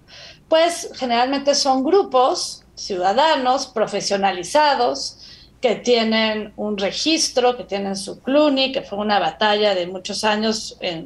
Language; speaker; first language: Spanish; native; Spanish